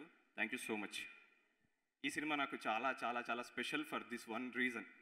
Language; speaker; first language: Telugu; native; Telugu